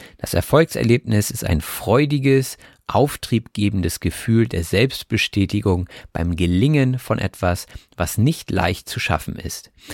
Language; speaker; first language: German; native; German